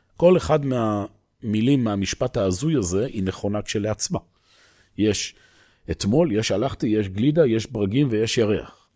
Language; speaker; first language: Hebrew; native; Hebrew